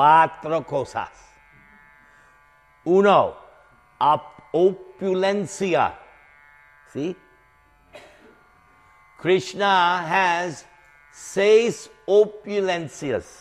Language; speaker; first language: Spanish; non-native, learner; English